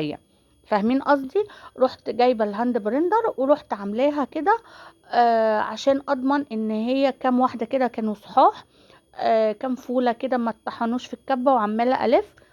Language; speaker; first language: Arabic; native; Arabic